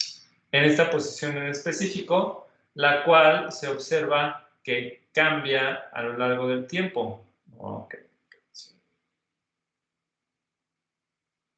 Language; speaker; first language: Spanish; native; Spanish